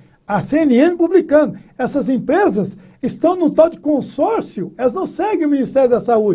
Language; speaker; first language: Portuguese; native; Portuguese